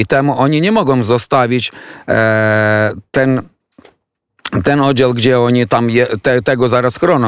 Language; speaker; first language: Polish; non-native, fluent; Ukrainian